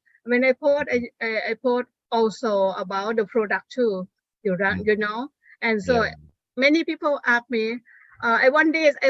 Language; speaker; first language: English; non-native, learner; Thai